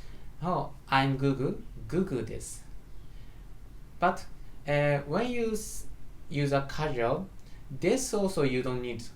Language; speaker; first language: English; non-native, learner; Japanese